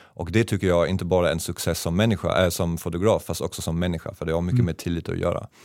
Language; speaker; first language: Swedish; non-native, fluent; German